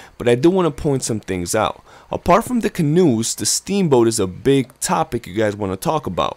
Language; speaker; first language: English; native; English